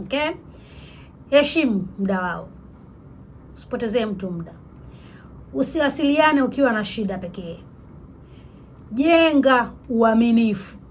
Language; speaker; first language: Swahili; native; Swahili